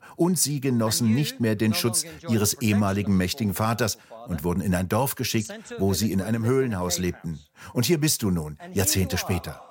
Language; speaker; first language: German; non-native, fluent; Russian